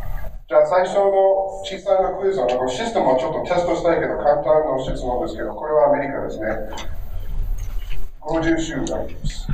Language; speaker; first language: Japanese; non-native, learner; English